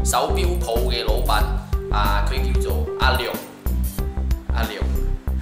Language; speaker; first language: Cantonese; non-native, local second language; Chinese